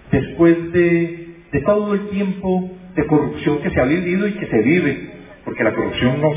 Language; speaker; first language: Spanish; native; Spanish